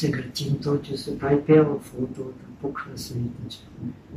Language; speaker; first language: Chinese; non-native, fluent; Czech